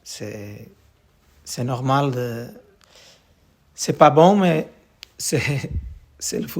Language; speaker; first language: French; non-native, learner; Portuguese